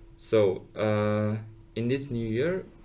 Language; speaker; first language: English; non-native, learner; Uzbek